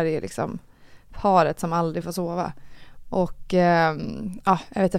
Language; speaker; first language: Swedish; native; Swedish